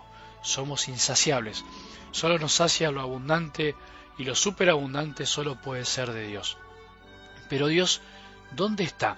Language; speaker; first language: Spanish; native; Spanish